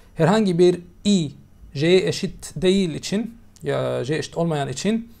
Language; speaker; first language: Turkish; non-native, fluent; Arabic